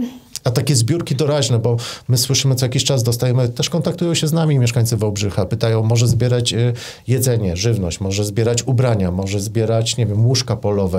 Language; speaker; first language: Polish; native; Polish